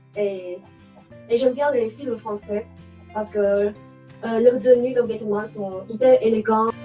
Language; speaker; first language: French; non-native, fluent; Chinese